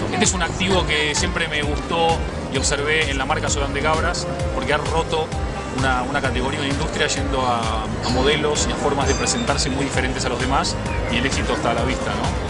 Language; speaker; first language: Spanish; native; Spanish